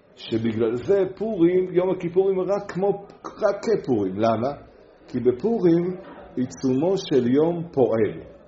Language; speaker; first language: Hebrew; native; Hebrew